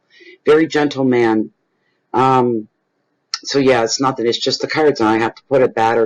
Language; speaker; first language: English; native; English